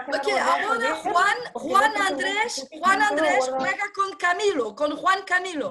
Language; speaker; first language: Spanish; non-native, fluent; Portuguese